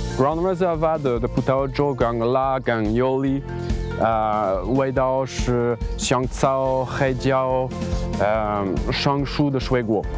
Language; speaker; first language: Chinese; non-native, learner; French